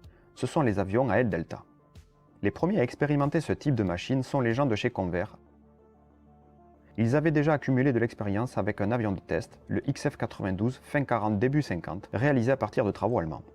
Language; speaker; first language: French; native; French